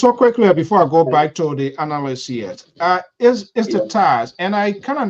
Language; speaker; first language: English; native; English